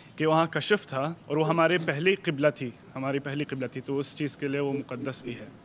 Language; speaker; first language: Urdu; non-native, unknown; Arabic